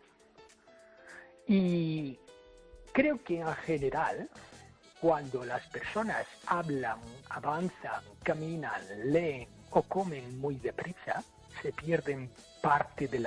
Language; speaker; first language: Spanish; non-native, fluent; English